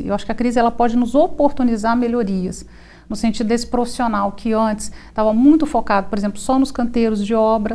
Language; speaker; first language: Portuguese; native; Portuguese